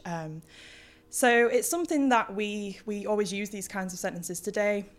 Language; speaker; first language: English; native; English